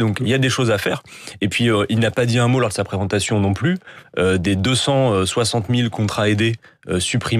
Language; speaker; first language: French; native; French